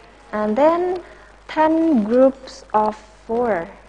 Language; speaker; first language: English; non-native, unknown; Indonesian